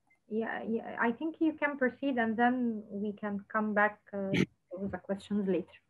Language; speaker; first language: English; non-native, fluent; Arabic